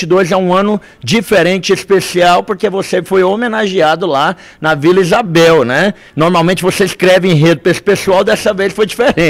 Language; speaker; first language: Portuguese; native; Portuguese